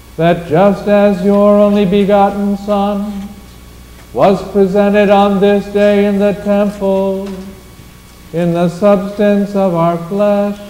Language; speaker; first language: English; native; English